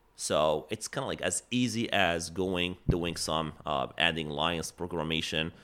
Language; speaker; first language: English; non-native, fluent; Arabic